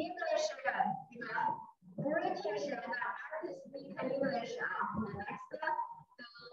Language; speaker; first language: English; non-native, learner; Chinese